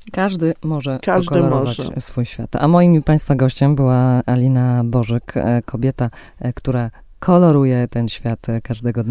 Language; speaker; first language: Polish; native; Polish